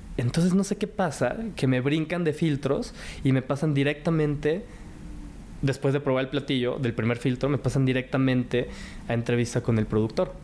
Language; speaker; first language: Spanish; early bilingual, other home language; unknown